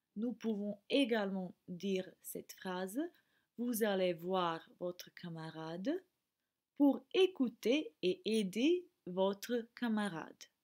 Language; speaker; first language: French; non-native, fluent; Croatian